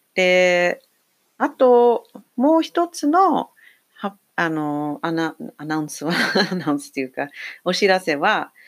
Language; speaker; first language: Japanese; non-native, fluent; English